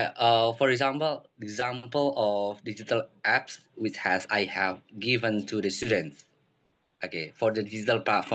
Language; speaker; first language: English; non-native, learner; Indonesian